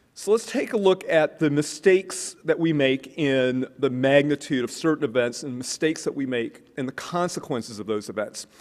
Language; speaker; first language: English; native; English